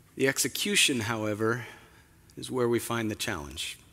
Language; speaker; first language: English; native; English